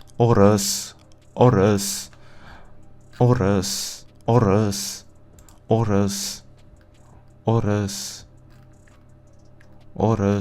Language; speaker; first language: Kazakh; non-native, learner; Tatar